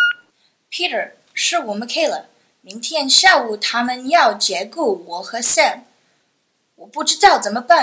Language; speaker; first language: Chinese; non-native, learner; English